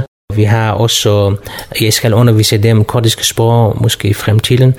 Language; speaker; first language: Danish; non-native, fluent; Kurdish